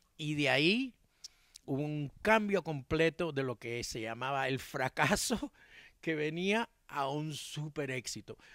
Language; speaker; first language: Spanish; early bilingual, heritage; Spanish